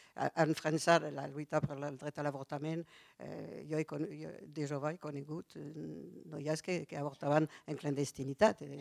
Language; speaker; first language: Catalan; non-native, fluent; French